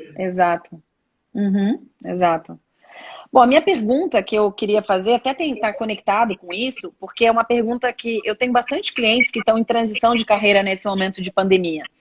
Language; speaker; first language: Portuguese; native; Portuguese